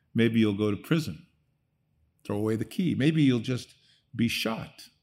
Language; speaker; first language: English; early bilingual, other home language; Dutch